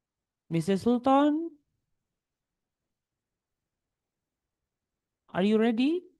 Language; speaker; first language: English; non-native, local second language; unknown